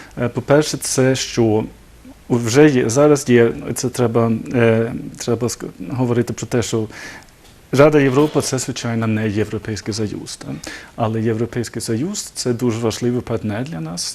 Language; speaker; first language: Ukrainian; non-native, learner; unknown